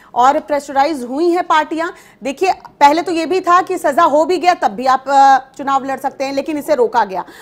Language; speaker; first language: Hindi; native; Hindi